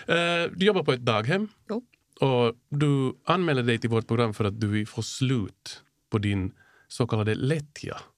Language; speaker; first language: Swedish; native; Swedish